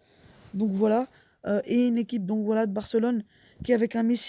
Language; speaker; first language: French; native; French